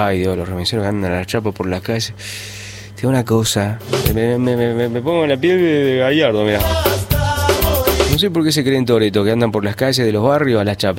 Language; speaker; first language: Spanish; native; Spanish